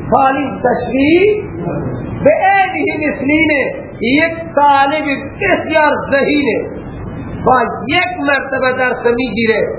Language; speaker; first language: Persian; non-native, local second language; Baluchi